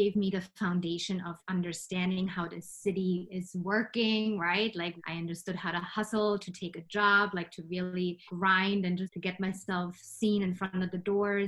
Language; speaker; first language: English; non-native, fluent; German